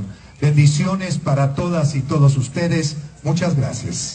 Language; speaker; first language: Spanish; native; Spanish